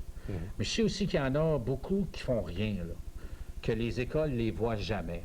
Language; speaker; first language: French; native; French